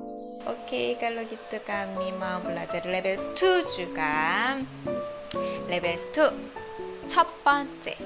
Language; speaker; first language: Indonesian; non-native, learner; Korean